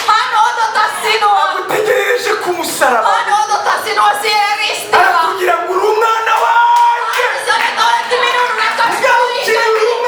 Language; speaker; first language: Finnish; non-native, learner; Kinyarwanda